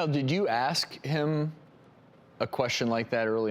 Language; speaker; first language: English; native; English